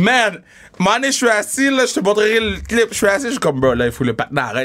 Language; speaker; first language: French; native; French